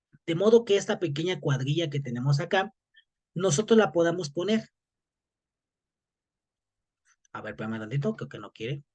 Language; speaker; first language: Spanish; native; Spanish